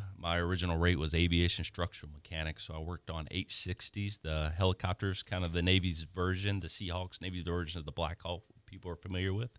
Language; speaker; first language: English; native; English